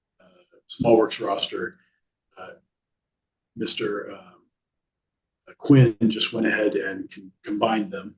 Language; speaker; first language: English; native; English